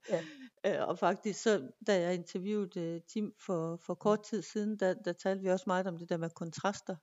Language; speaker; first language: Danish; native; Danish